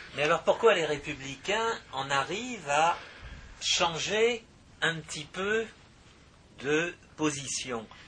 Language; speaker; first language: French; native; French